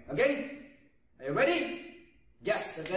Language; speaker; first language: English; non-native, learner; Vietnamese